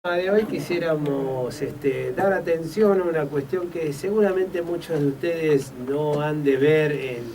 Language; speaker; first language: Spanish; native; Spanish